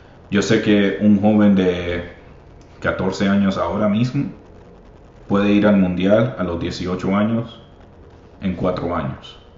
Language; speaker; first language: Spanish; native; Spanish